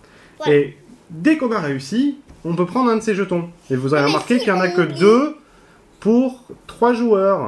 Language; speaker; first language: French; native; French